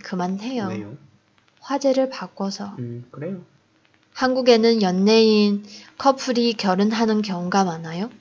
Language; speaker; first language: Korean; non-native, fluent; Chinese